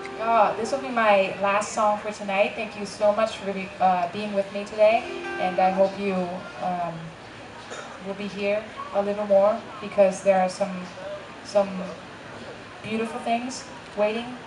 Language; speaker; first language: English; non-native, fluent; Thai